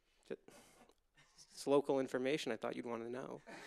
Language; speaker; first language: English; native; English